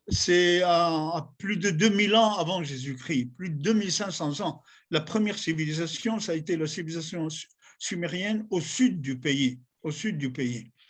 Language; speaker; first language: French; non-native, fluent; Assyrian Neo-Aramaic